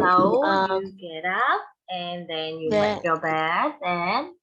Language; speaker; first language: English; non-native, fluent; Vietnamese